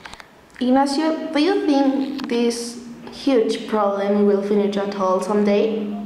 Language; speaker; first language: English; non-native, learner; Spanish